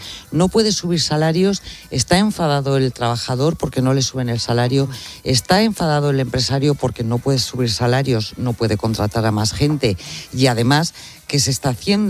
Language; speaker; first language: Spanish; native; Spanish